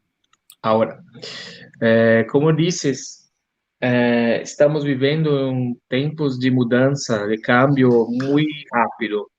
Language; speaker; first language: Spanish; non-native, learner; Portuguese